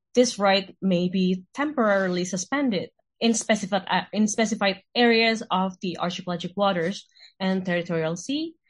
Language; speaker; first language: English; non-native, fluent; Indonesian